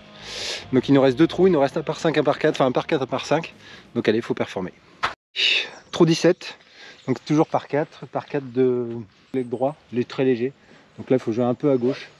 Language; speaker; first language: French; native; French